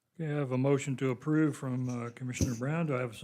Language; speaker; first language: English; native; English